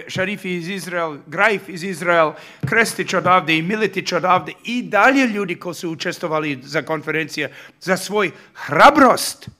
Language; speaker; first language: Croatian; early bilingual, heritage; Serbian